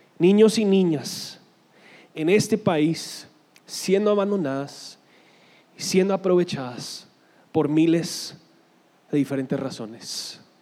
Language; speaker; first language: Spanish; non-native, fluent; English